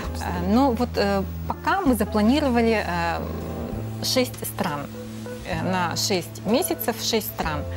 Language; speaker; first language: Russian; native; Russian